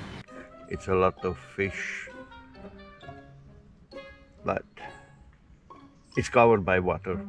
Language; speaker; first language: English; non-native, learner; Romanian